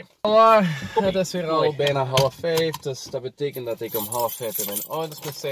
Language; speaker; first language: Dutch; native; Dutch